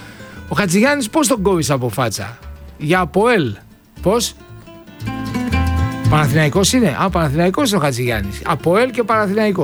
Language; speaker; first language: Greek; native; Greek